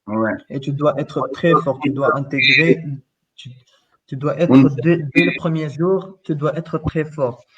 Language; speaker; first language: French; non-native, local second language; Arabic